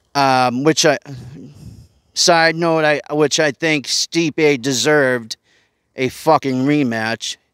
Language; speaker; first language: English; native; English